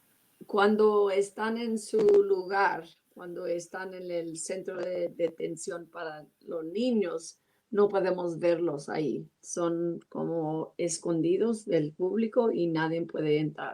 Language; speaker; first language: Spanish; non-native, learner; English